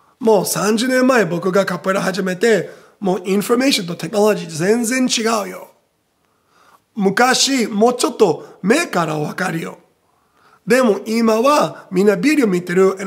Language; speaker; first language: Japanese; non-native, fluent; Portuguese